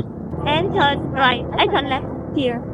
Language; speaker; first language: English; non-native, learner; Vietnamese